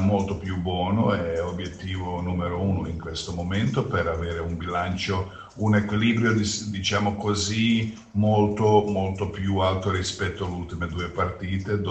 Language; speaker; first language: Italian; non-native, fluent; Croatian